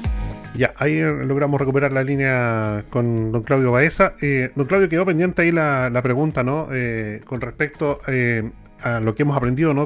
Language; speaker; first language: Spanish; native; Spanish